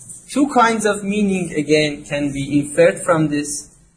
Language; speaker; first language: English; non-native, fluent; Persian